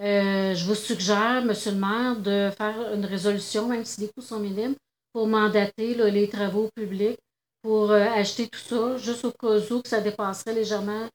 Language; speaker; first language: French; native; French